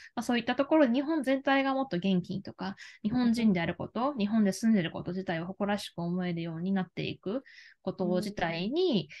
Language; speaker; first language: Japanese; native; Japanese